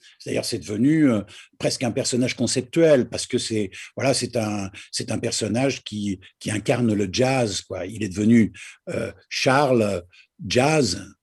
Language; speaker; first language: French; native; French